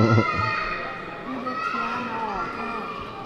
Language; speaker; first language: Chinese; non-native, fluent; Italian